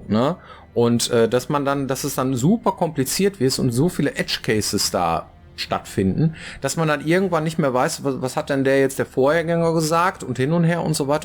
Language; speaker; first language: German; native; German